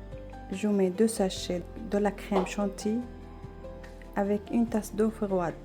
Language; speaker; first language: French; non-native, learner; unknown